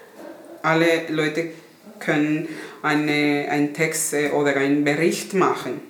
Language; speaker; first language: German; non-native, learner; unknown